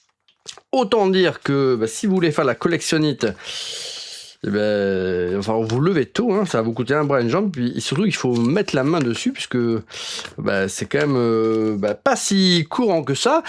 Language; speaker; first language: French; native; French